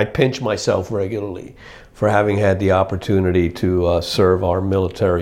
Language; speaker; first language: English; native; English